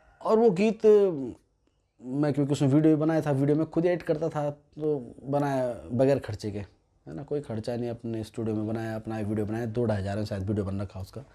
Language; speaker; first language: Hindi; non-native, local second language; Garhwali